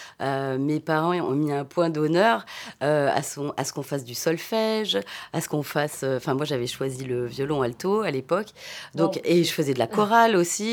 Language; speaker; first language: French; native; French